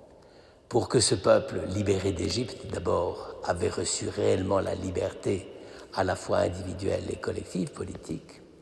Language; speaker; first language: French; native; French